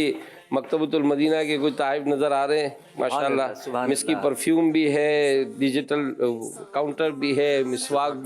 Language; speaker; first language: Urdu; native; Urdu